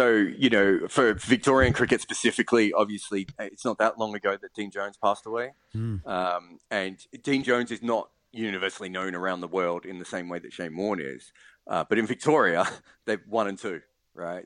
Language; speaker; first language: English; native; English